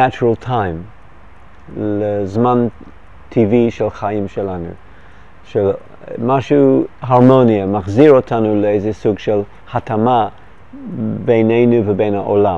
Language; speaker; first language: Hebrew; non-native, fluent; English